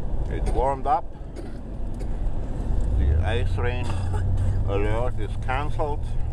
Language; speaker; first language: English; non-native, fluent; German